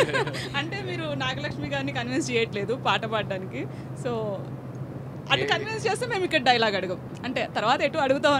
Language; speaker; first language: Telugu; native; Telugu